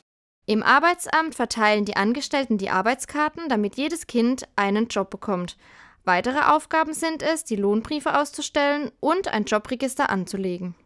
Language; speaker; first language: German; native; German